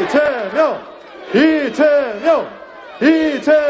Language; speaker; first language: Korean; native; Korean